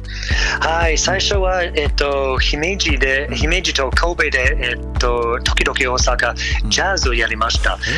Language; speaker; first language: Japanese; non-native, learner; English